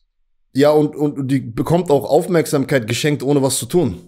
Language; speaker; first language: German; native; German